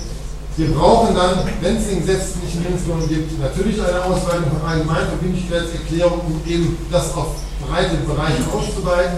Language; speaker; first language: German; native; German